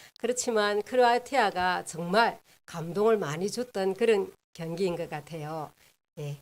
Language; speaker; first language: Korean; native; Korean